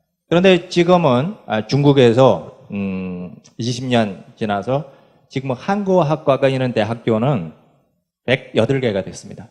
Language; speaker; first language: Korean; non-native, fluent; Chinese